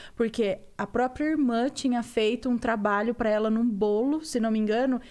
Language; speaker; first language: Portuguese; native; Portuguese